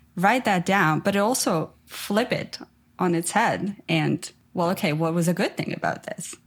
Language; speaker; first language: English; non-native, fluent; Ukrainian